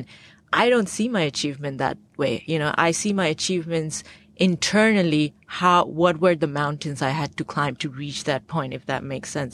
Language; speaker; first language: English; non-native, local second language; Bangla